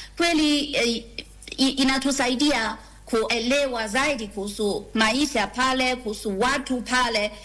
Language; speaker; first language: Swahili; non-native, fluent; Chinese